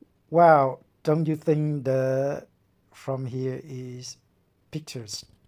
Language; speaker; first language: English; non-native, learner; Vietnamese